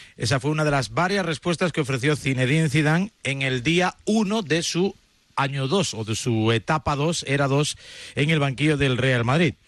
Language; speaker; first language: Spanish; native; Spanish